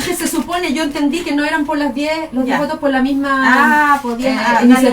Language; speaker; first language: Spanish; native; Spanish